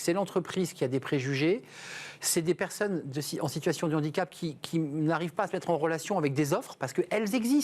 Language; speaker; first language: French; native; French